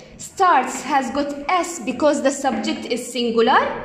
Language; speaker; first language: English; non-native, fluent; Arabic